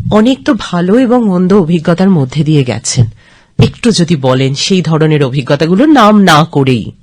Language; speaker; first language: Bangla; native; Bangla